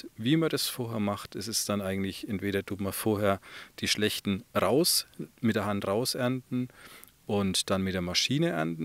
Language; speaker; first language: German; native; German